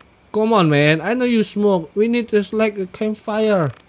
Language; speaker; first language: English; non-native, learner; Indonesian